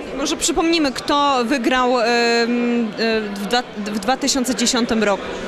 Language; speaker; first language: Polish; native; Polish